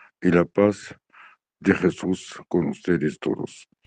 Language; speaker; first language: Spanish; non-native, learner; Arabic